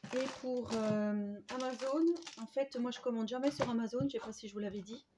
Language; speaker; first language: French; native; French